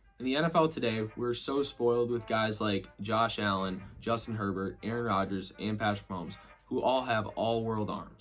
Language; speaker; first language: English; native; English